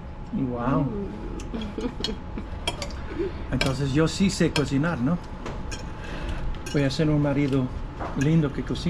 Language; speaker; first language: Spanish; non-native, learner; English